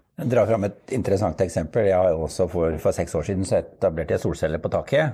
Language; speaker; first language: Norwegian; native; Norwegian